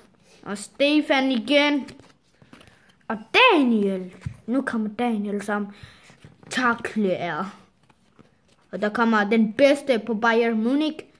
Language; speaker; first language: Danish; early bilingual, other home language; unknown